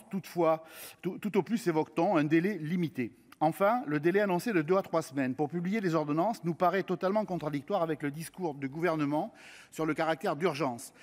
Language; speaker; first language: French; native; French